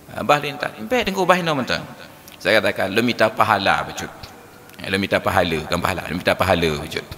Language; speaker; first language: Malay; non-native, local second language; Achinese